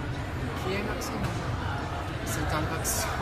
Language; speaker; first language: French; non-native, learner; Spanish